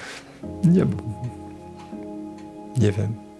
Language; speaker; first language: Polish; non-native, fluent; French